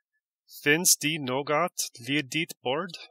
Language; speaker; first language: Swedish; non-native, learner; English